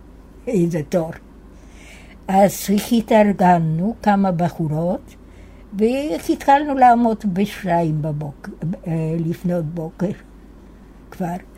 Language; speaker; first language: Hebrew; non-native, fluent; Yiddish